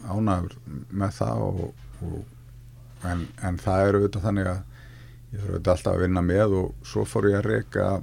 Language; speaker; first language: Icelandic; native; Icelandic